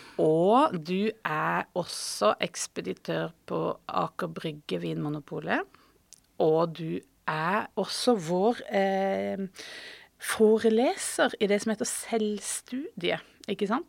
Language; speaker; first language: Norwegian; native; Norwegian